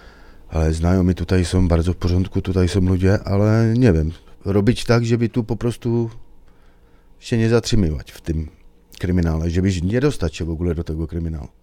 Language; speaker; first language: Polish; early bilingual, heritage; Czech